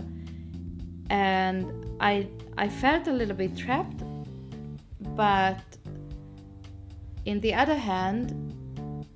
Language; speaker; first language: English; non-native, fluent; Hungarian